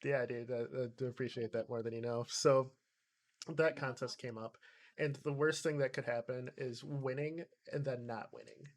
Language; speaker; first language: English; native; English